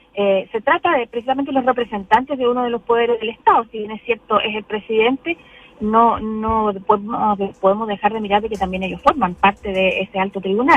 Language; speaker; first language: Spanish; native; Spanish